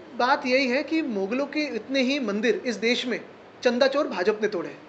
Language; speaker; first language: Hindi; non-native, local second language; Marathi